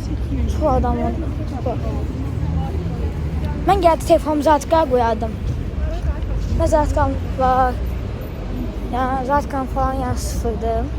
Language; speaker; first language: Turkish; non-native, learner; Azerbaijani